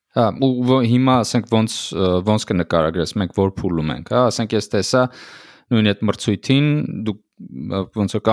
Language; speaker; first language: Armenian; native; Armenian